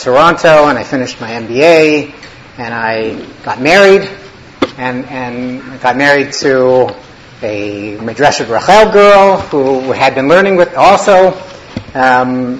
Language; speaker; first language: English; native; English